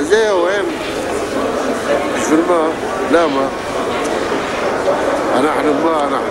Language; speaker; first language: Hebrew; non-native, learner; Arabic